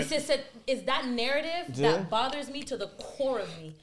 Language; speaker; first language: English; native; English